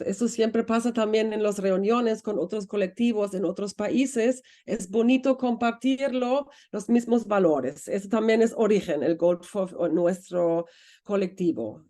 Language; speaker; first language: Spanish; non-native, fluent; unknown